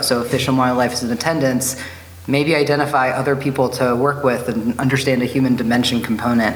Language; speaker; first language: English; native; English